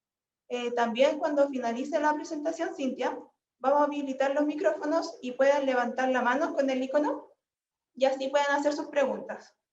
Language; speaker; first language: Spanish; native; Spanish